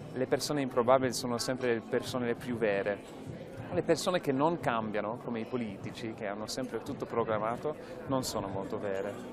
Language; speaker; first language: Italian; non-native, fluent; English